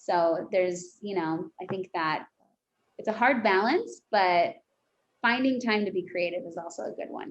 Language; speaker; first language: English; native; English